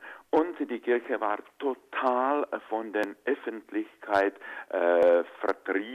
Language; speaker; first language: German; non-native, fluent; Czech